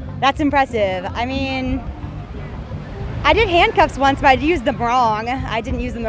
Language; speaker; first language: English; native; English